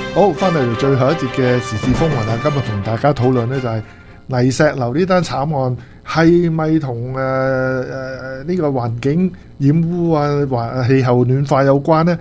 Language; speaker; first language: Chinese; native; Chinese